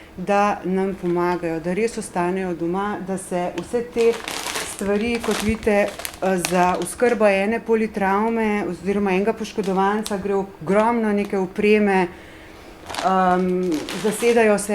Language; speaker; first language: Slovenian; native; Slovenian